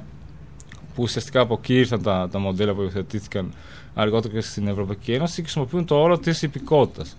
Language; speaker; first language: Greek; non-native, fluent; Albanian